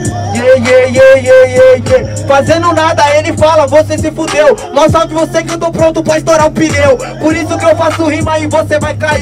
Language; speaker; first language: Portuguese; native; Portuguese